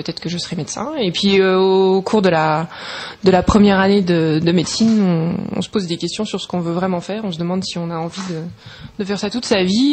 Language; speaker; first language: French; native; French